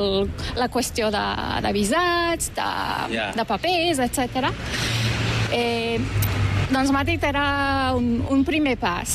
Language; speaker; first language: Catalan; non-native, fluent; Turkish